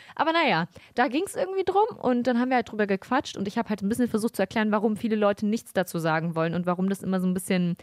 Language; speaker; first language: German; early bilingual, other home language; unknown